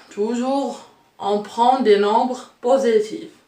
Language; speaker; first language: French; non-native, local second language; Arabic